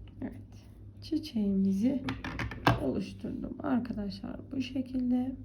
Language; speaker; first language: Turkish; native; Turkish